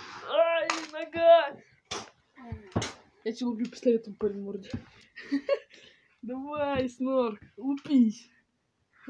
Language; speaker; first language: Russian; native; Russian